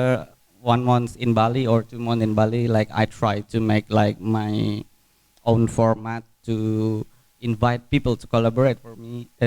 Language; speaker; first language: English; non-native, fluent; Indonesian